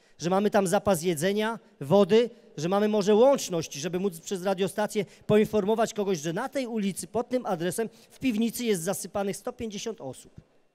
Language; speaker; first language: Polish; native; Polish